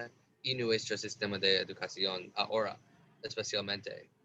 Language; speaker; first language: Spanish; non-native, learner; English